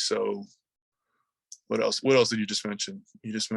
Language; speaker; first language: English; native; English